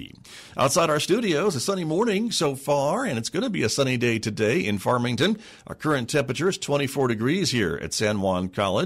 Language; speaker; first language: English; native; English